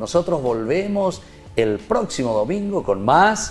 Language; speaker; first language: Spanish; native; Spanish